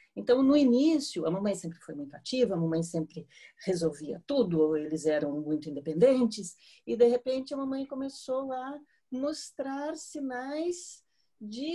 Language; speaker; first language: Portuguese; native; Portuguese